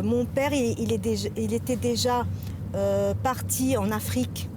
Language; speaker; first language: French; non-native, local second language; Arabic